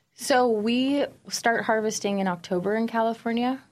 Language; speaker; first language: English; native; English